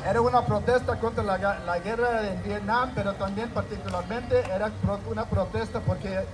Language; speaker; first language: Spanish; early bilingual, heritage; Spanish